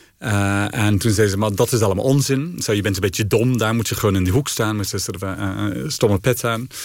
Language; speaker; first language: Dutch; non-native, fluent; English